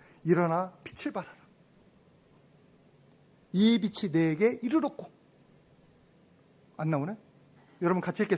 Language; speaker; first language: Korean; native; Korean